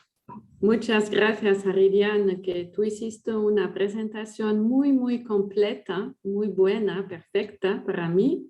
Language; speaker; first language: Spanish; non-native, fluent; French